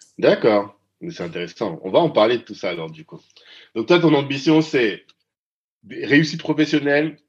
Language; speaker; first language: French; early bilingual, other home language; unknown